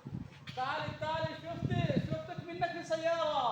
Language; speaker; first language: Arabic; non-native, learner; Bangla